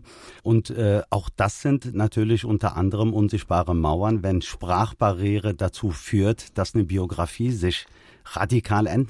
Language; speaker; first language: German; early bilingual, other home language; Turkish